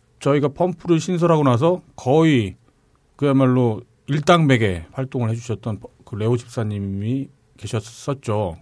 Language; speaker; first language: Korean; native; Korean